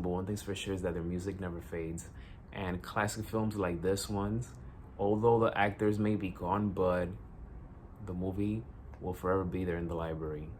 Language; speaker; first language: English; native; English